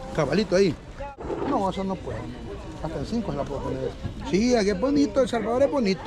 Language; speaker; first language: Spanish; native; Spanish